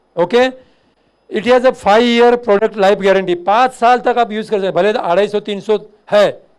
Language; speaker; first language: Hindi; non-native, local second language; Marathi